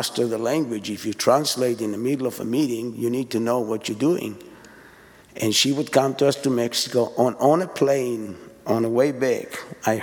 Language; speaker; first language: English; non-native, fluent; Hebrew